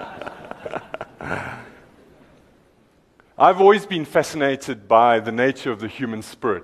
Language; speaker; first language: English; native; English